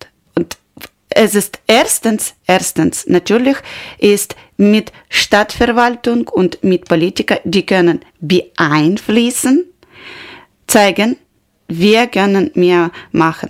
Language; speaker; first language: German; non-native, learner; Ukrainian